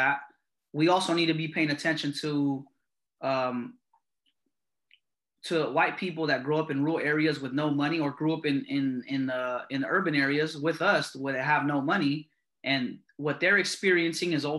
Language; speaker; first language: English; native; English